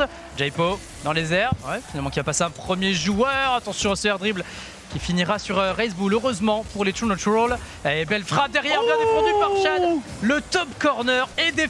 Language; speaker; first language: French; native; French